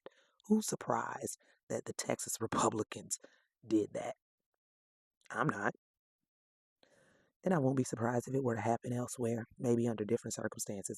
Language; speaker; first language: English; native; English